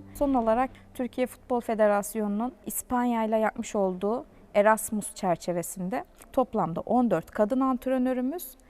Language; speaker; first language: Turkish; native; Turkish